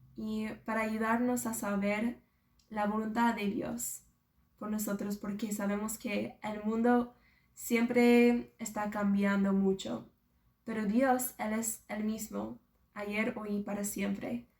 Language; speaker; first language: Spanish; non-native, fluent; English